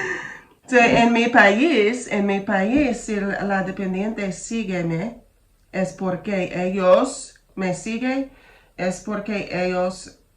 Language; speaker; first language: Spanish; non-native, learner; English